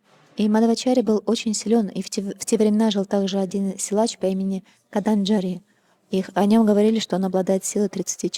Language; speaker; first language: Russian; native; Russian